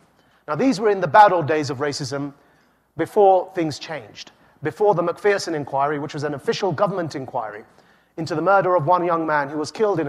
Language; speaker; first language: English; native; English